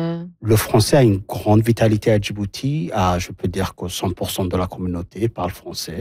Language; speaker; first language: French; non-native, local second language; Somali